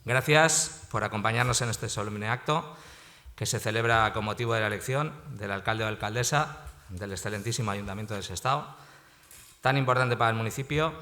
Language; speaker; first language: Spanish; native; Spanish